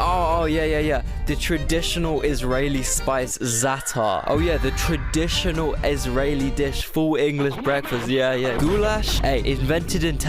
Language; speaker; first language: English; native; English